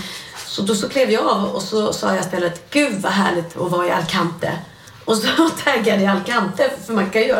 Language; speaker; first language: Swedish; native; Swedish